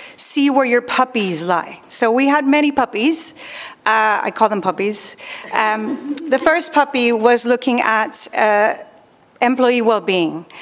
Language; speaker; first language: English; non-native, fluent; Spanish